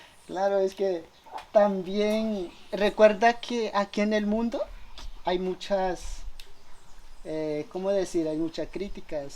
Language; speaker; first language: Spanish; non-native, local second language; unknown